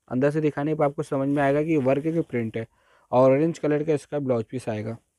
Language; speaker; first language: Hindi; native; Hindi